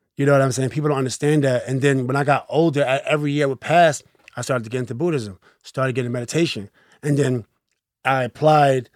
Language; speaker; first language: English; early bilingual, other home language; Akan